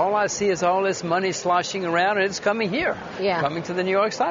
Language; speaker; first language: English; native; English